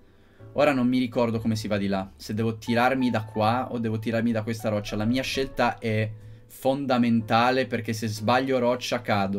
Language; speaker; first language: Italian; native; Italian